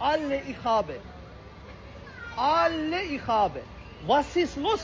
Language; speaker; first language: German; non-native, learner; Azerbaijani